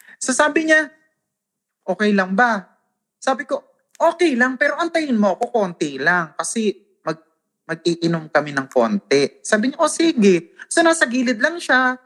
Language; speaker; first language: Filipino; non-native, local second language; Waray